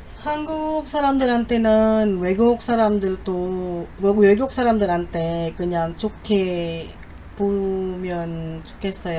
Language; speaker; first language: Korean; non-native, learner; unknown